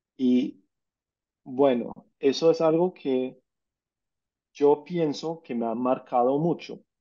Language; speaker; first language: Spanish; non-native, fluent; Danish